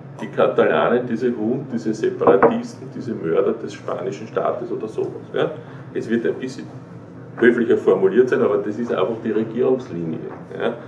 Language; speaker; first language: German; native; German